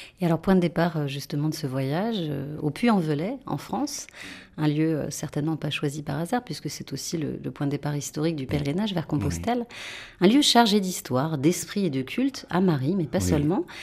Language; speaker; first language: French; native; French